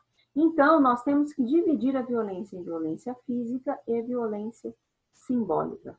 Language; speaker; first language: Portuguese; native; Portuguese